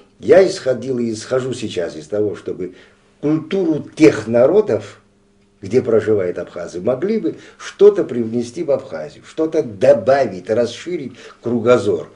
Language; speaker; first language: Russian; non-native, local second language; Abkhazian